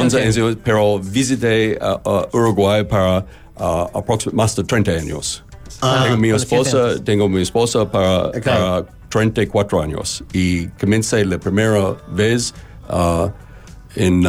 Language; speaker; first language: Spanish; non-native, learner; English